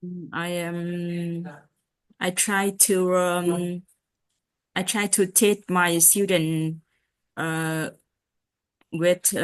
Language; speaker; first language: English; non-native, learner; Vietnamese